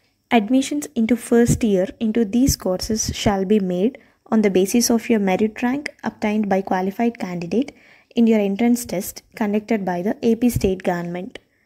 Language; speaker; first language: English; non-native, local second language; Telugu